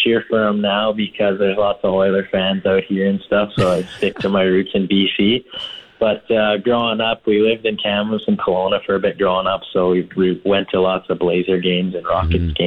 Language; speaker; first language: English; native; English